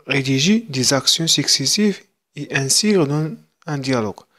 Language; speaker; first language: French; non-native, local second language; Arabic